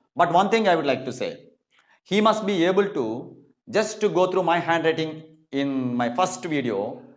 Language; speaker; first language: English; non-native, local second language; Telugu